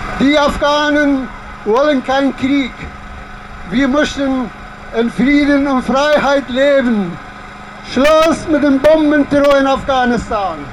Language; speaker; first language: German; non-native, fluent; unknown